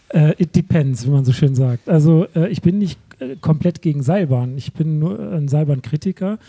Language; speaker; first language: German; native; German